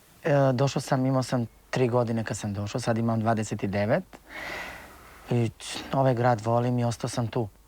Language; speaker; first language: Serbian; non-native, local second language; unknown